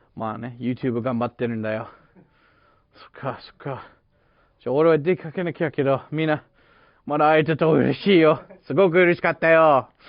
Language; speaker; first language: Japanese; non-native, fluent; English